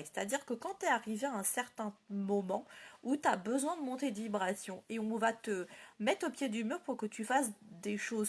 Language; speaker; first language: French; native; French